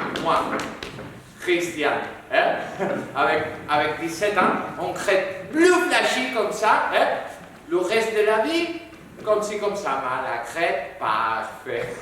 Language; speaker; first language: French; non-native, learner; Spanish